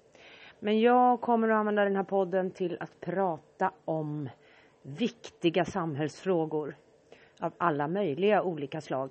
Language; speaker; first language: Swedish; native; Swedish